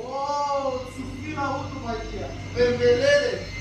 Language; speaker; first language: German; non-native, learner; Turkish